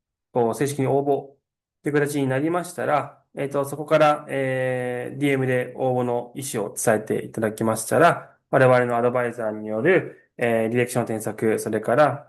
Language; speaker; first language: Japanese; native; Japanese